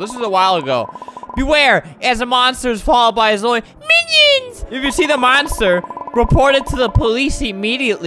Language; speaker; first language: English; native; English